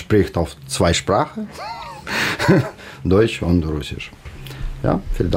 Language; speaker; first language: German; non-native, learner; Russian